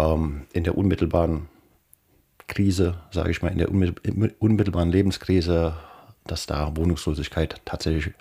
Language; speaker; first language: German; native; German